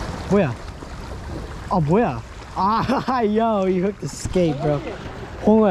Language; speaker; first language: English; early bilingual, other home language; Korean